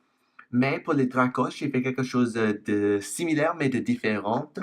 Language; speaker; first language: French; non-native, fluent; English